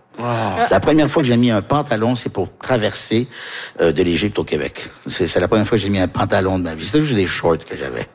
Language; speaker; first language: French; early bilingual, heritage; French